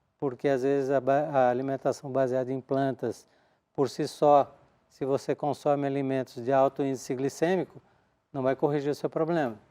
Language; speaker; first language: Portuguese; native; Portuguese